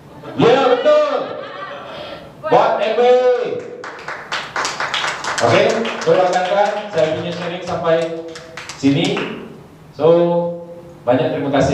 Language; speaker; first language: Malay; non-native, local second language; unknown